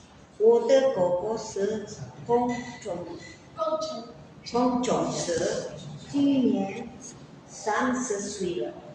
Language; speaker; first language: Chinese; non-native, learner; Indonesian